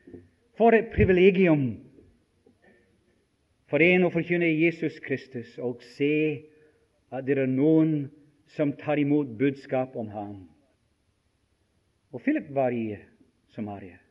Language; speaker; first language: Norwegian; non-native, fluent; English